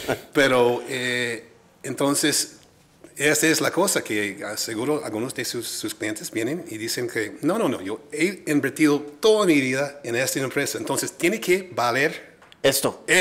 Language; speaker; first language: Spanish; non-native, fluent; English